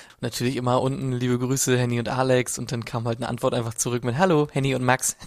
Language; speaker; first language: German; native; German